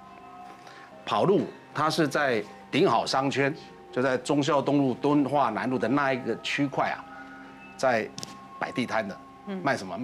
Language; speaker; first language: Chinese; native; Chinese